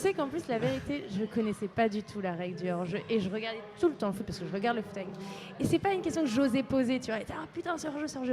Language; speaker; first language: French; native; French